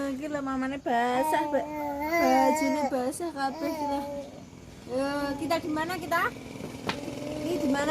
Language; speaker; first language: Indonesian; non-native, local second language; Javanese